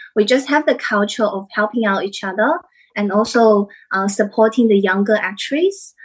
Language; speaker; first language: English; non-native, fluent; Chinese